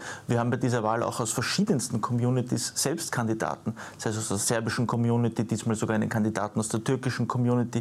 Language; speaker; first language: German; native; German